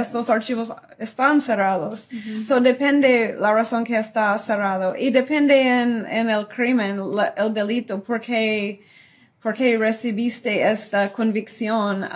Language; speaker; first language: Spanish; non-native, fluent; English